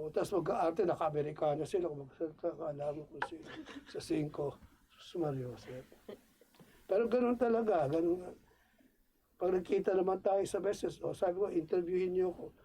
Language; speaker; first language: Filipino; non-native, local second language; Cebuano